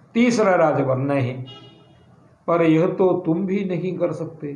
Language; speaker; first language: Hindi; non-native, local second language; Malayalam